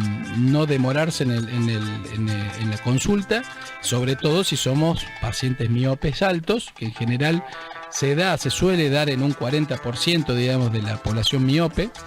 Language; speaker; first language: Spanish; native; Spanish